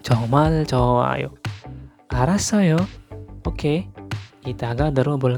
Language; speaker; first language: Korean; non-native, fluent; Indonesian